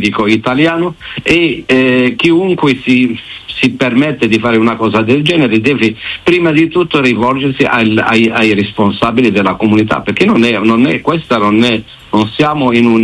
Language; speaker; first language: Italian; non-native, fluent; Arabic